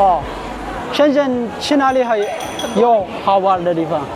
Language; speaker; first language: Chinese; non-native, learner; Amharic